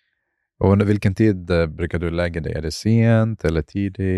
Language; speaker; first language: Swedish; non-native, fluent; Arabic